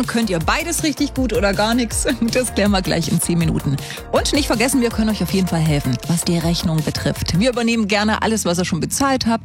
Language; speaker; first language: German; native; German